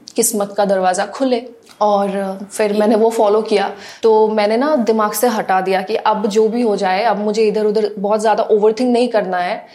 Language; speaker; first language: Hindi; non-native, local second language; Assamese